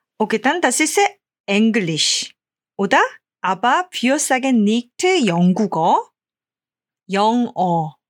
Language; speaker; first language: German; non-native, fluent; Korean